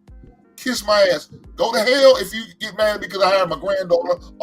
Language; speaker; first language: English; native; English